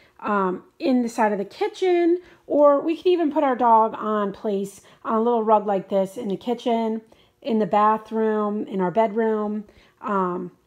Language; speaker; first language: English; native; English